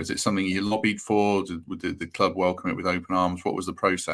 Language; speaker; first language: English; native; English